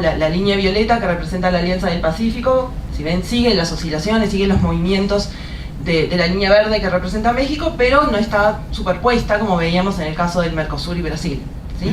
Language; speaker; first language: Spanish; native; Spanish